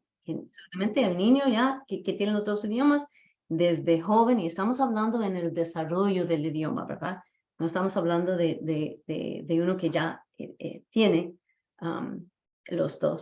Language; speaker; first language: Spanish; non-native, fluent; English